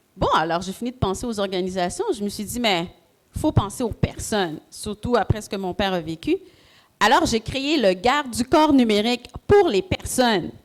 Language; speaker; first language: French; early bilingual, other home language; Haitian Creole